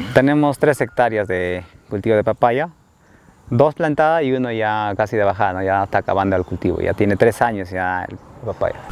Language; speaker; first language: Spanish; native; Spanish